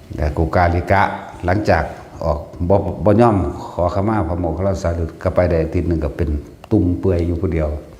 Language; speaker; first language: Lao; native; Lao